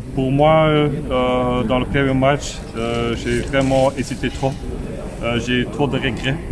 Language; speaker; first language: French; non-native, local second language; Dutch